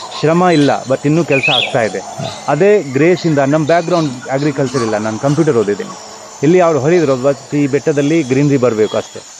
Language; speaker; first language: Kannada; non-native, fluent; Hindi